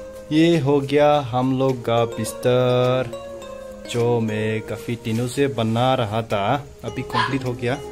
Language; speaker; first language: Hindi; non-native, local second language; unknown